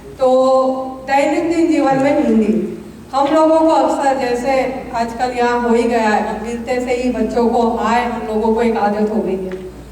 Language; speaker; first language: Hindi; native; Hindi